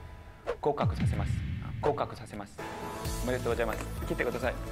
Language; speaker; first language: Japanese; non-native, learner; Korean